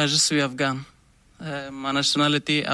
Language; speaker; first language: French; non-native, learner; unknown